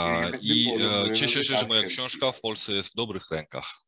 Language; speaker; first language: Polish; non-native, fluent; Georgian